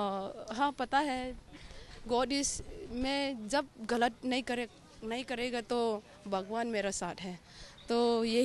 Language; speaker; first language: Hindi; non-native, local second language; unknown